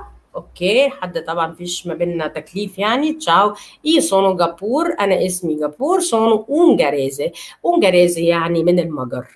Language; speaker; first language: Arabic; native; Arabic